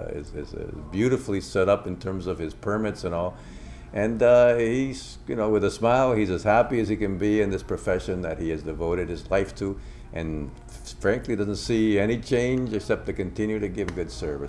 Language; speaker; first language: English; non-native, local second language; Spanish